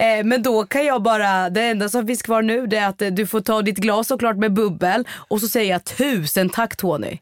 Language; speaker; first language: Swedish; native; Swedish